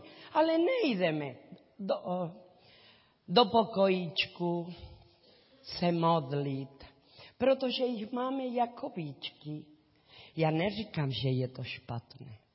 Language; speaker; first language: Czech; non-native, learner; Spanish